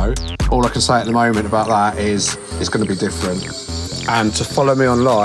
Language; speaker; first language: English; native; English